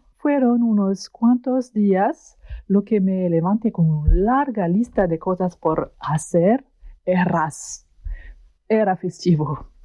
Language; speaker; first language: Spanish; non-native, fluent; French